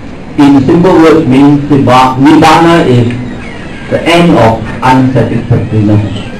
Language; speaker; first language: English; non-native, local second language; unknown